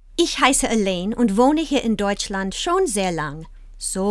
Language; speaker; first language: German; non-native, fluent; English